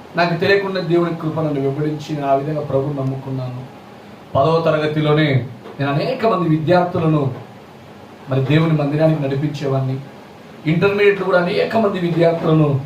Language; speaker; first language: Telugu; non-native, local second language; Lambadi